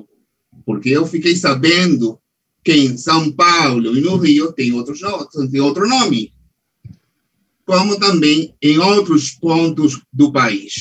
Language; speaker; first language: Portuguese; non-native, fluent; Spanish